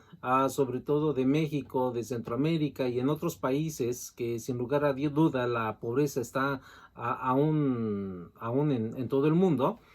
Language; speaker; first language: Spanish; native; Spanish